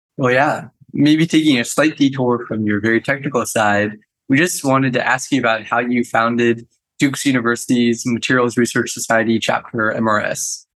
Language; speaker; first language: English; native; English